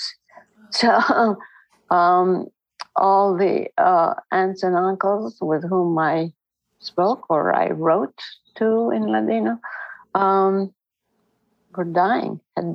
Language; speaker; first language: English; non-native, fluent; Ladino